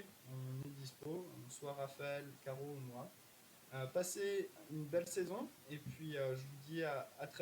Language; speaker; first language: French; native; French